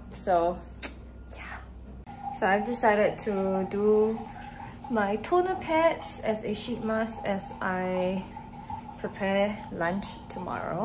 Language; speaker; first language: English; native; English